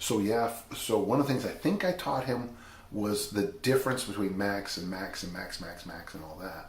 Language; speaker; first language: English; native; English